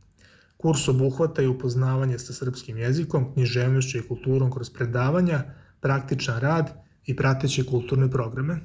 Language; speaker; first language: Serbian; native; Serbian